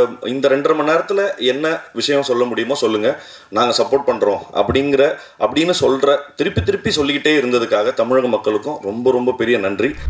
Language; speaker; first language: Tamil; native; Tamil